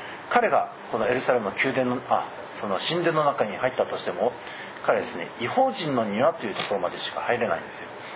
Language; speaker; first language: Japanese; native; Japanese